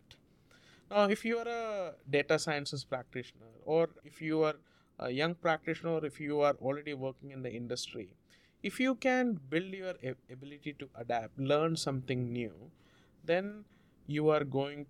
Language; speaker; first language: English; non-native, local second language; Malayalam